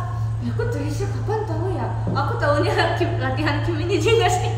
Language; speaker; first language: Indonesian; early bilingual, heritage; Japanese